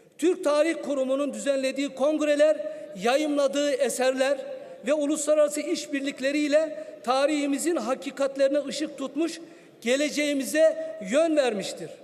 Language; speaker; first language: Turkish; native; Turkish